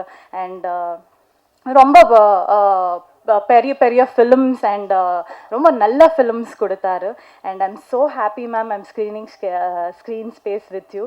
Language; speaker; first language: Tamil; non-native, learner; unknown